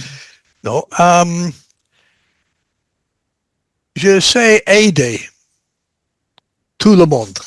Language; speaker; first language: French; non-native, learner; English